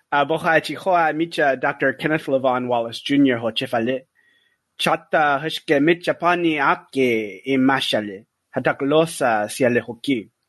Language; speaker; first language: French; non-native, learner; English